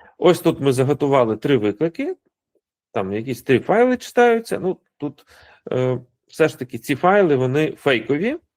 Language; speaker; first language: Ukrainian; non-native, local second language; Russian